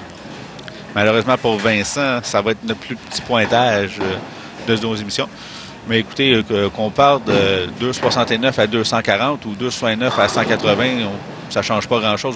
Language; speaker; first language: French; native; French